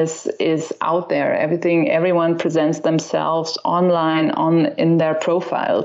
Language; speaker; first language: English; non-native, fluent; German